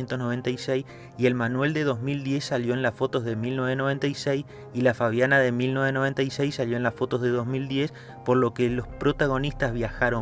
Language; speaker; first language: Spanish; native; Spanish